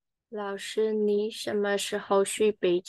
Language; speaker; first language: Chinese; non-native, learner; Burmese